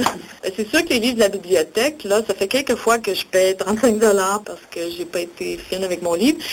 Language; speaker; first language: French; native; French